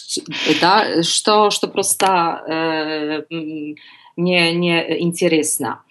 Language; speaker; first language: Russian; non-native, learner; Polish